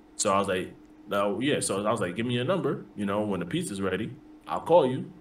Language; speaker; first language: English; native; English